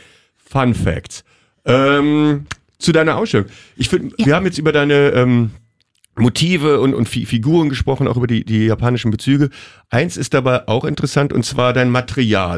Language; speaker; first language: German; native; German